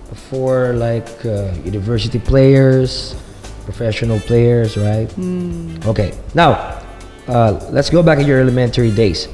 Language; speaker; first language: English; non-native, local second language; Filipino